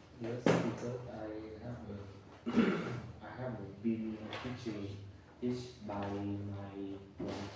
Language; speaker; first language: English; non-native, learner; Vietnamese